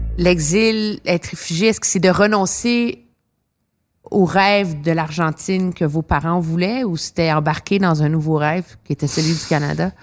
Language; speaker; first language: French; native; French